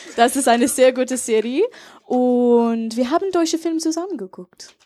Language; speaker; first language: German; non-native, fluent; English